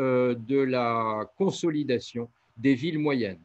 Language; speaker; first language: French; native; French